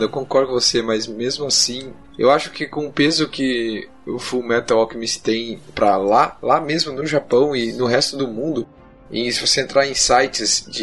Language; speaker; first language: Portuguese; native; Portuguese